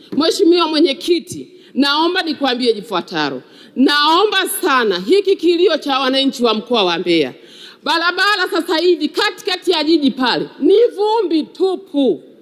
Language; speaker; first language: Swahili; native; Swahili